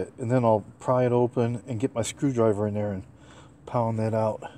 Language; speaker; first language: English; native; English